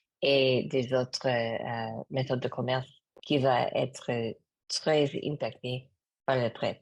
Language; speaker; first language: French; non-native, learner; English